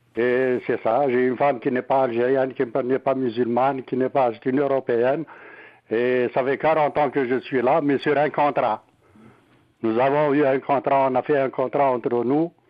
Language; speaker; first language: French; non-native, local second language; Arabic